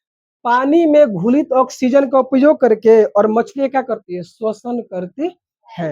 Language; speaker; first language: Hindi; native; Hindi